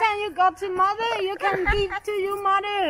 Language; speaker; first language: English; non-native, learner; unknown